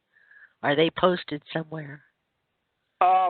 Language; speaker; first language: English; native; English